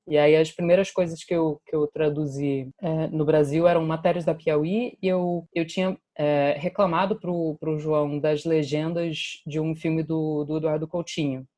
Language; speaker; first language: Portuguese; non-native, fluent; English